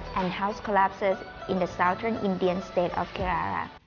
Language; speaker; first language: English; non-native, fluent; Thai